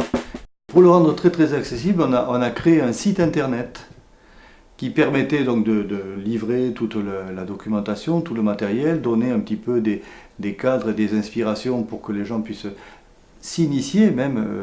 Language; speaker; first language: French; native; French